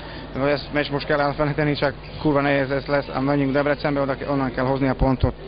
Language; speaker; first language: Hungarian; non-native, learner; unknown